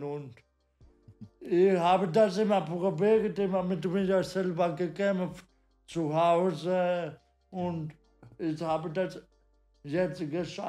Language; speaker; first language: German; non-native, learner; Polish